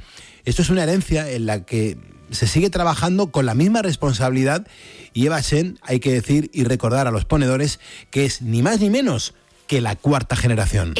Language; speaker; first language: Spanish; native; Spanish